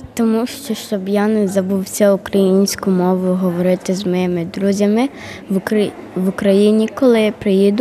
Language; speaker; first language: Ukrainian; early bilingual, heritage; Ukrainian